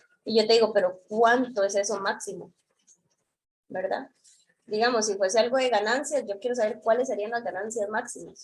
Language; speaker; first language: Spanish; native; Spanish